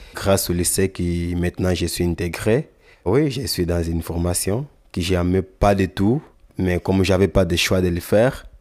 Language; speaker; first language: French; non-native, fluent; Lingala